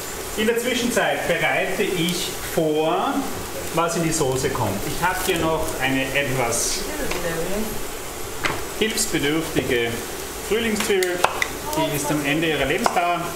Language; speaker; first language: German; native; German